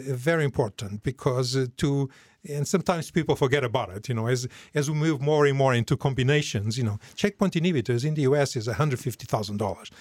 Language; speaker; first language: English; non-native, fluent; Portuguese